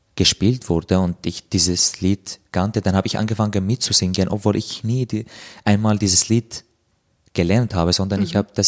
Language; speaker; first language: German; non-native, fluent; Arabic